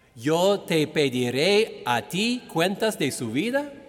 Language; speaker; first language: Spanish; non-native, fluent; English